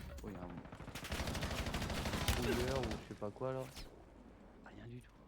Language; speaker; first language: French; native; French